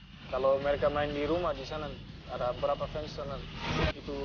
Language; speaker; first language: Indonesian; non-native, learner; Dutch